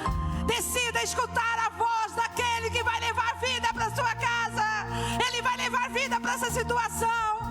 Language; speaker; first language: Portuguese; native; Portuguese